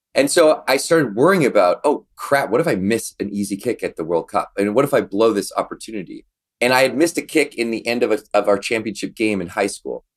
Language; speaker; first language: English; native; English